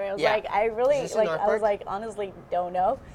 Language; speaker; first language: English; non-native, fluent; Spanish